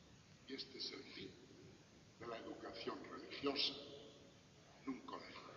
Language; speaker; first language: Spanish; native; Spanish